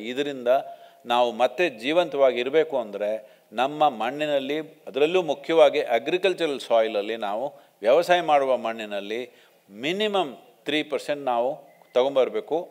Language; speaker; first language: Kannada; non-native, local second language; Telugu